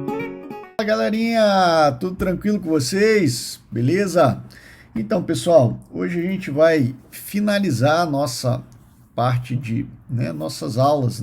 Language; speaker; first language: Portuguese; native; Portuguese